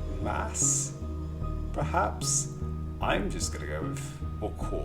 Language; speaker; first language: English; native; English